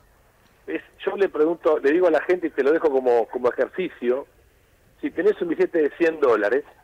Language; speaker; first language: Spanish; native; Spanish